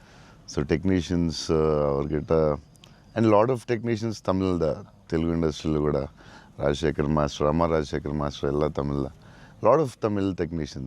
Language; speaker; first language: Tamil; non-native, local second language; Telugu